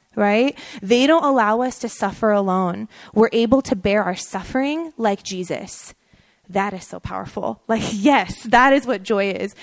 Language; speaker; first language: English; early bilingual, other home language; Persian